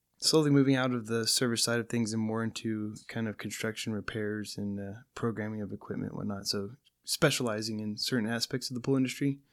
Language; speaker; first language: English; native; English